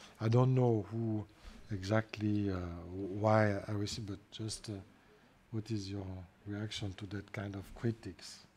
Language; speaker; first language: English; non-native, fluent; French